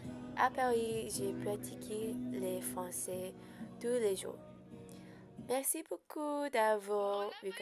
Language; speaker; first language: French; non-native, learner; English